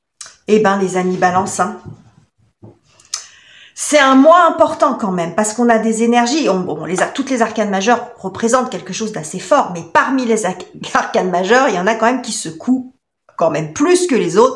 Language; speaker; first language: French; native; French